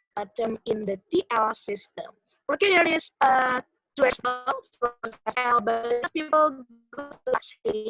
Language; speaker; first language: English; non-native, learner; Indonesian